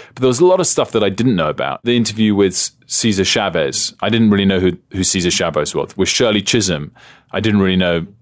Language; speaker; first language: English; native; English